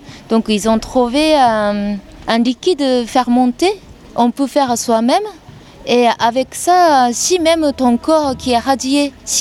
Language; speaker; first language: French; non-native, fluent; Japanese